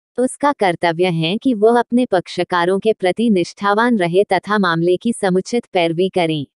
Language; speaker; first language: Hindi; native; Hindi